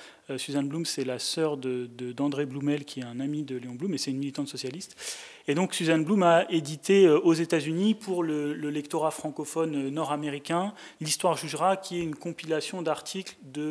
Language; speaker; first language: French; native; French